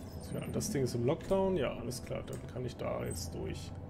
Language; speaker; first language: German; native; German